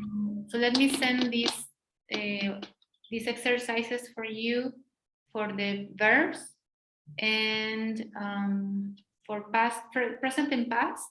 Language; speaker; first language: English; non-native, fluent; Spanish